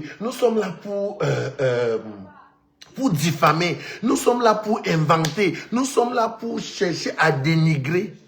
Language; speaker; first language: French; non-native, local second language; Lingala